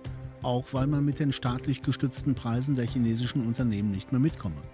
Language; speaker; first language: German; native; German